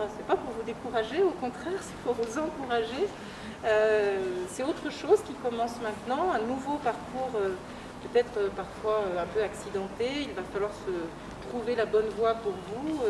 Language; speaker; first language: French; native; French